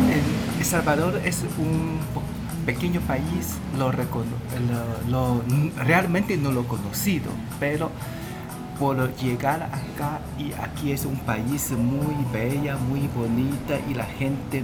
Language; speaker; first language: Spanish; non-native, learner; Chinese